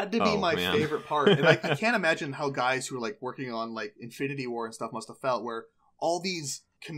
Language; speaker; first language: English; native; English